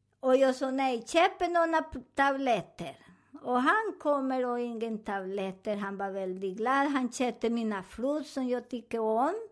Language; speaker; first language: Swedish; non-native, learner; Spanish